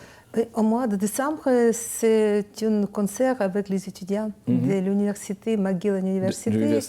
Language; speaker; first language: French; non-native, learner; Ukrainian